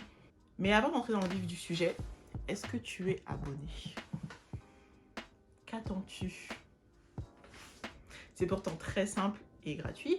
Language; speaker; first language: French; native; French